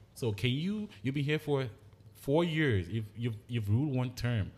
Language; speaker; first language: English; non-native, local second language; Igbo